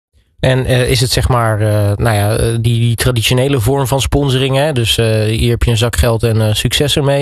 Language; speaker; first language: Dutch; native; Dutch